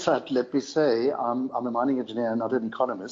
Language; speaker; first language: English; non-native, local second language; German